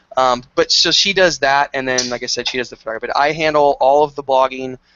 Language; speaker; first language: English; native; English